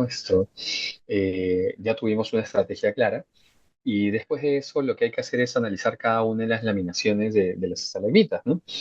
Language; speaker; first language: Spanish; native; Spanish